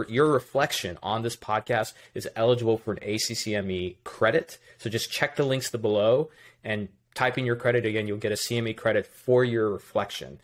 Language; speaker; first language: English; native; English